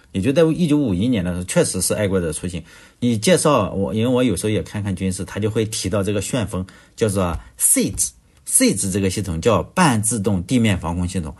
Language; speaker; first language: Chinese; native; Chinese